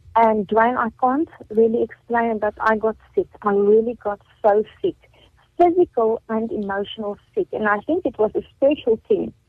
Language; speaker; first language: English; non-native, local second language; Afrikaans